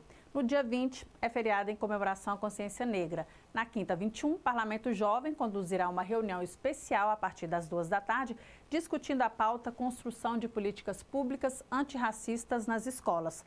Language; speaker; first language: Portuguese; native; Portuguese